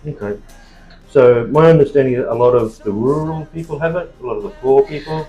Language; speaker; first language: English; native; English